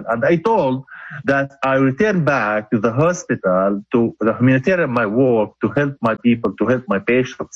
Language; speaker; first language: English; non-native, local second language; Arabic